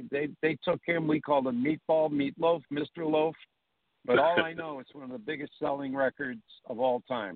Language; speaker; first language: English; native; English